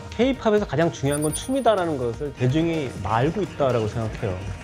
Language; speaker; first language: Korean; native; Korean